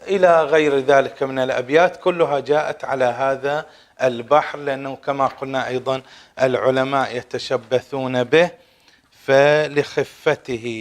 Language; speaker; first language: Arabic; native; Arabic